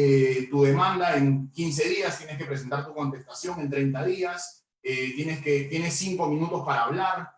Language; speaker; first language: Spanish; native; Spanish